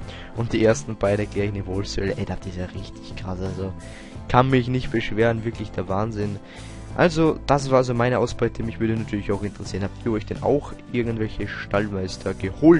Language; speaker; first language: German; native; German